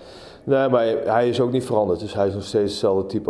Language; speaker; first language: Dutch; native; Dutch